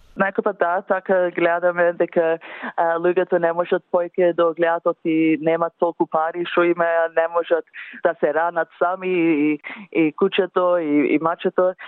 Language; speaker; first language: Macedonian; early bilingual, heritage; English